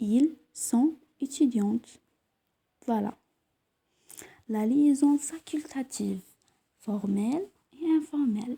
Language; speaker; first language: French; non-native, local second language; Arabic